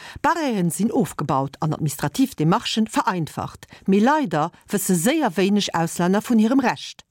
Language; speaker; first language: Luxembourgish; early bilingual, other home language; Italian